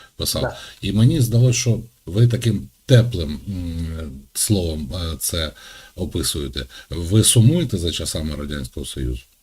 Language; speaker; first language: Ukrainian; non-native, local second language; Russian